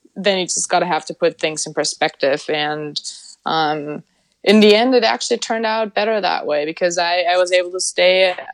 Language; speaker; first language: English; non-native, fluent; German